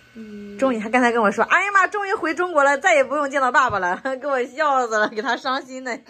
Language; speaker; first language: Chinese; native; Chinese